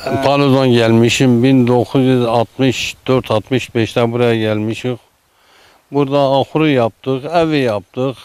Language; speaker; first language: Turkish; non-native, local second language; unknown